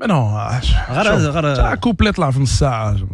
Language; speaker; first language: Arabic; native; Arabic